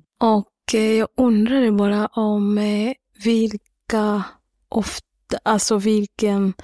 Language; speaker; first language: Swedish; non-native, learner; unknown